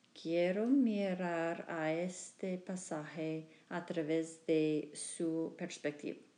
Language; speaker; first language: Spanish; non-native, learner; English